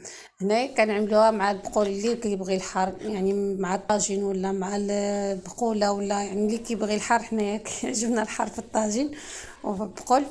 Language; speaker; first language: Arabic; native; Arabic